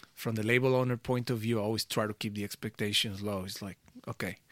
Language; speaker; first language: English; early bilingual, other home language; Portuguese